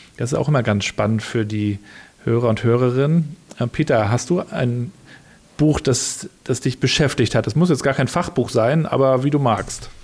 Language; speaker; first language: German; native; German